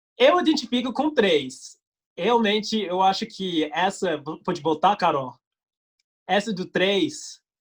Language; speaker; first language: Portuguese; non-native, fluent; English